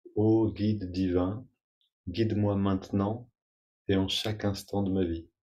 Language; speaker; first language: French; native; French